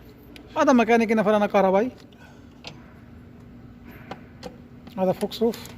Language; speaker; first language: Arabic; non-native, learner; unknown